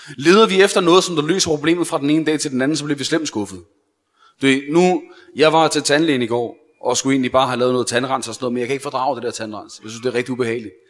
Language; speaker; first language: Danish; early bilingual, other home language; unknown